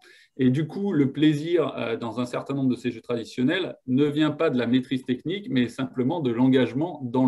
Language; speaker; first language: French; native; French